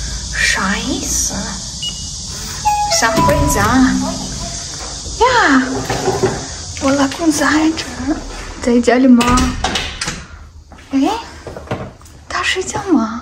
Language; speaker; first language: Chinese; non-native, learner; Ukrainian